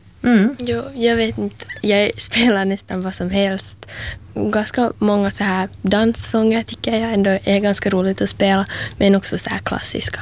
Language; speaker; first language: Swedish; native; Swedish